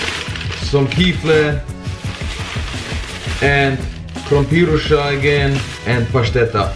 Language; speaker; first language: English; non-native, learner; Bosnian